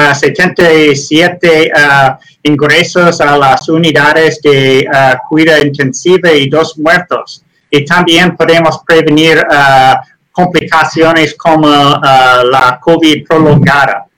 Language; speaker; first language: Spanish; non-native, learner; English